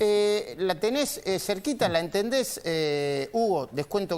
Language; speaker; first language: Spanish; native; Spanish